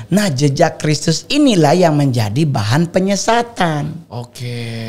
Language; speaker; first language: Indonesian; native; Indonesian